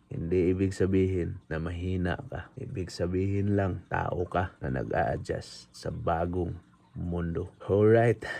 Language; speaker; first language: Filipino; non-native, local second language; Cebuano